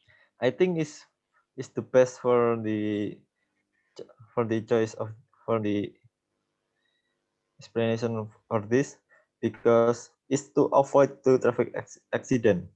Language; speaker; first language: English; non-native, learner; Indonesian